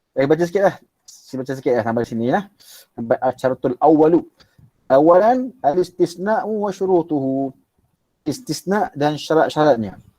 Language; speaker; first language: Malay; native; Malay